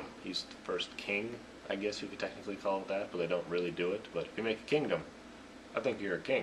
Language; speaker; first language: English; native; English